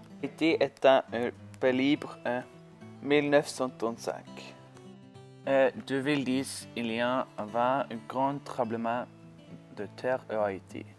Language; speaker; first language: French; non-native, learner; Norwegian